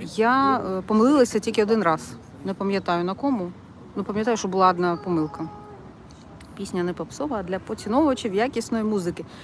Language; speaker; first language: Ukrainian; non-native, local second language; Russian